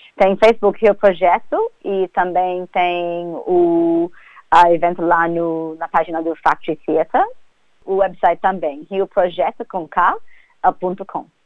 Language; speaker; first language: Portuguese; non-native, fluent; English